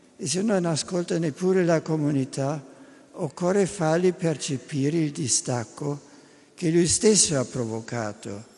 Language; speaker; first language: Italian; non-native, fluent; German